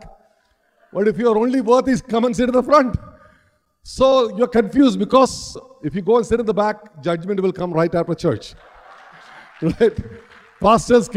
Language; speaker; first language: English; non-native, local second language; Malayalam